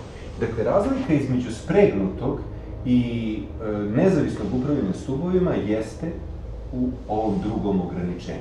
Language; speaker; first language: Serbian; native; Serbian